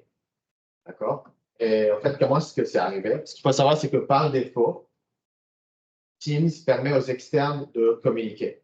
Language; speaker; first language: French; native; French